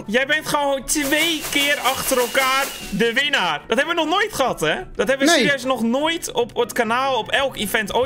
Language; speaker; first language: Dutch; native; Dutch